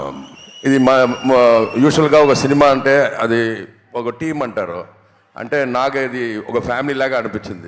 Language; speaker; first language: Telugu; non-native, learner; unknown